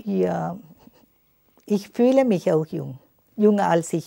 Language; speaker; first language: German; non-native, fluent; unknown